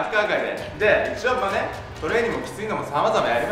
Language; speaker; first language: Japanese; native; Japanese